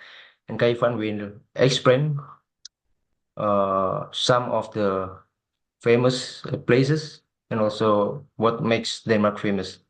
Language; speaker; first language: English; non-native, fluent; Indonesian